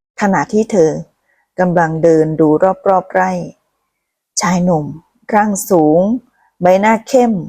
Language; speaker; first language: Thai; native; Thai